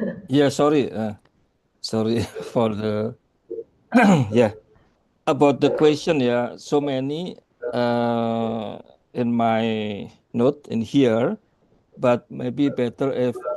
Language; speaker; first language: English; non-native, learner; Indonesian